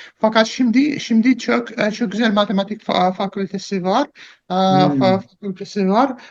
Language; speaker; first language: Turkish; non-native, learner; Russian